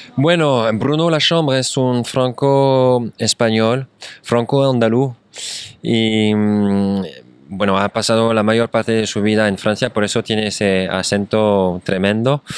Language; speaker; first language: Spanish; non-native, fluent; French